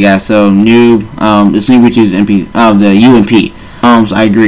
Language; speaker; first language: English; native; English